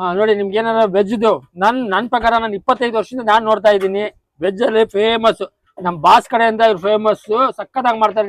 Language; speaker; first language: Kannada; non-native, local second language; Urdu